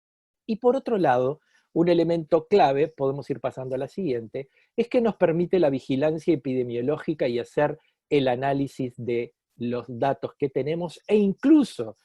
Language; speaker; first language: Spanish; native; Spanish